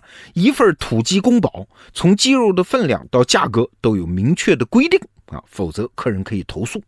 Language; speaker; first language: Chinese; native; Chinese